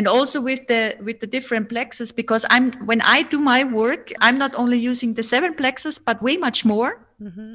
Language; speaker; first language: English; non-native, fluent; German